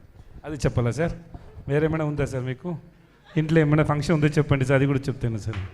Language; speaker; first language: Telugu; non-native, learner; Tamil